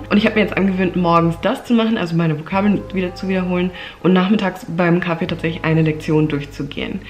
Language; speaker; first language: German; native; German